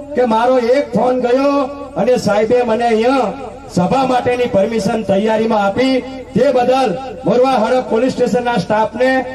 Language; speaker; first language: Gujarati; native; Gujarati